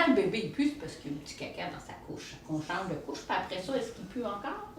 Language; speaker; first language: French; native; French